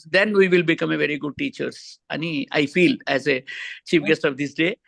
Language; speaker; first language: English; non-native, local second language; Telugu